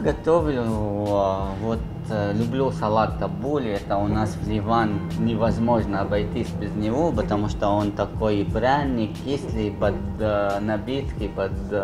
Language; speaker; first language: Russian; non-native, learner; Arabic